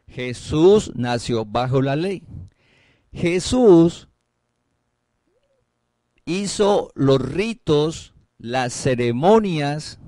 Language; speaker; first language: Spanish; native; Spanish